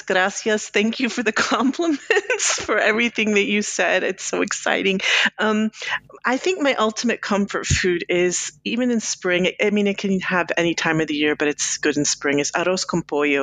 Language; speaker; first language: English; native; English